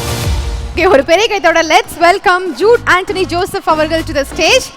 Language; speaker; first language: Tamil; native; Tamil